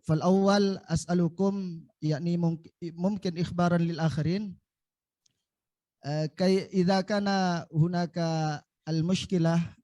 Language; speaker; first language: Arabic; non-native, fluent; Indonesian